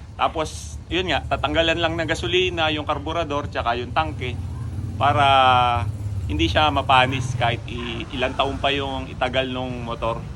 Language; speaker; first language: Filipino; native; Filipino